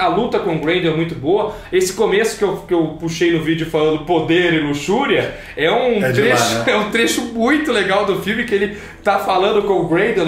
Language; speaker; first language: Portuguese; native; Portuguese